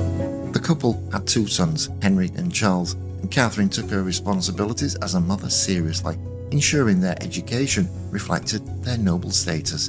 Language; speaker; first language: English; native; English